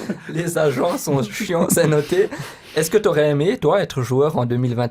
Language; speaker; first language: French; native; French